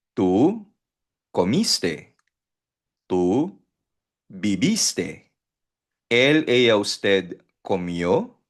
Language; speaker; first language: Spanish; non-native, fluent; Filipino